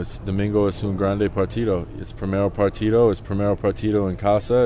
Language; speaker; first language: Spanish; non-native, learner; English